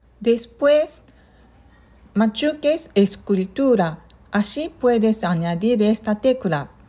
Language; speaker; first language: Spanish; non-native, learner; Japanese